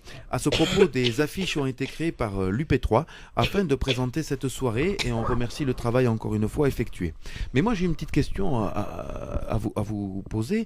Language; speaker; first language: French; native; French